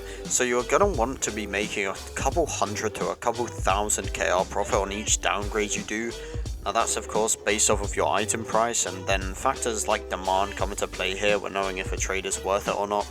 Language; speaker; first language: English; native; English